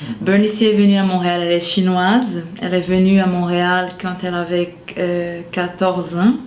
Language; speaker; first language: French; non-native, fluent; Portuguese